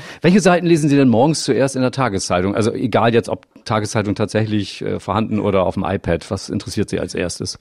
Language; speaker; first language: German; native; German